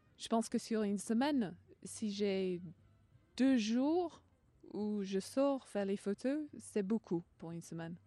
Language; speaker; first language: French; non-native, fluent; English